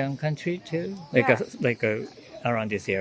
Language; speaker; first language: English; non-native, fluent; Japanese